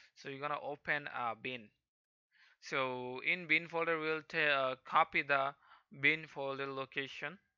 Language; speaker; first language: English; non-native, local second language; Hindi